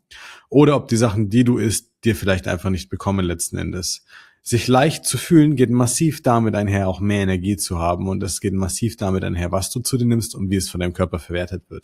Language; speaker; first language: German; native; German